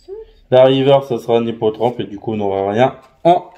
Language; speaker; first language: French; native; French